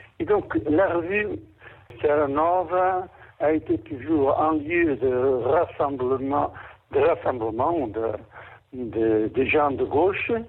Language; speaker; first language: French; non-native, fluent; Portuguese